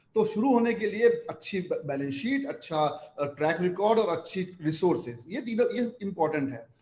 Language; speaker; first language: Hindi; non-native, local second language; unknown